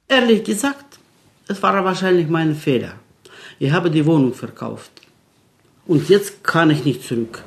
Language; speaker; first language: German; early bilingual, heritage; German